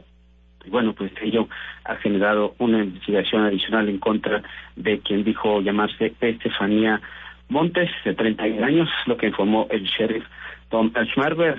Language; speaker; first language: Spanish; native; Spanish